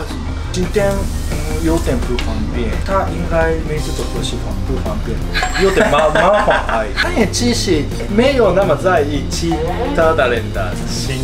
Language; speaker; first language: Chinese; non-native, learner; Japanese